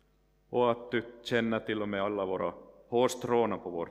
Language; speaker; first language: Swedish; non-native, local second language; Finnish